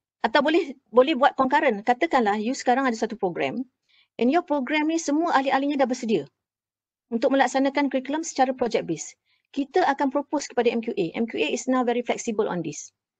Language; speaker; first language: Malay; native; Malay